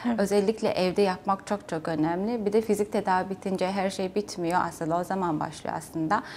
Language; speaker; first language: Turkish; non-native, fluent; Mongolian